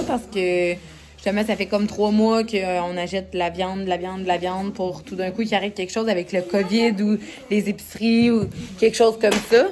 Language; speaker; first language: French; native; French